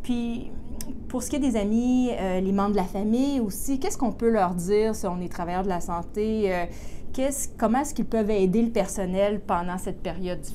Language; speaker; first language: French; native; French